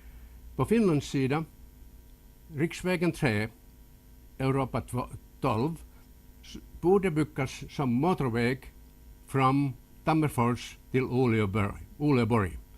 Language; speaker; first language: Swedish; non-native, local second language; Finnish